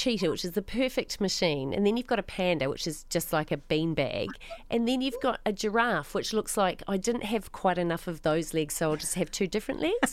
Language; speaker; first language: English; native; English